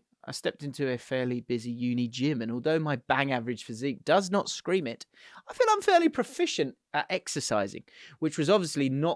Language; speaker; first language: English; native; English